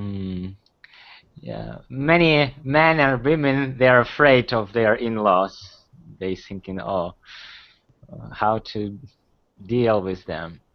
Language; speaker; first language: English; non-native, fluent; Russian